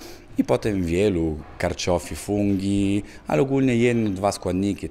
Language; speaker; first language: Polish; non-native, learner; Italian